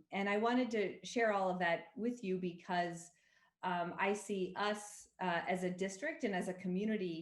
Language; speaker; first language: English; native; English